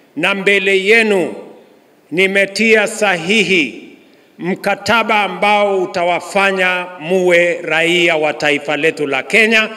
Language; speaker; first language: Swahili; non-native, local second language; Kalenjin